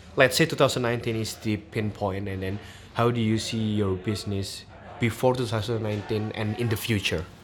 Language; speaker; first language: English; non-native, fluent; Indonesian